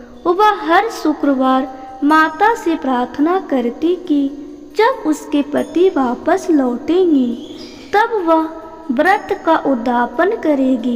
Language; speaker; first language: Hindi; native; Hindi